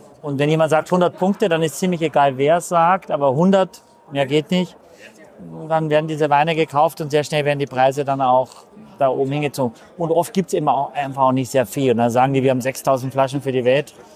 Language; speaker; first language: German; native; German